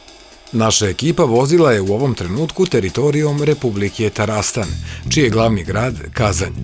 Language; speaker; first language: Bosnian; native; Bosnian